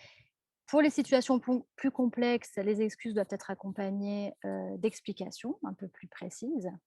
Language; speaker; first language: French; native; French